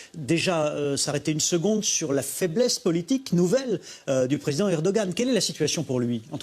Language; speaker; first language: French; native; French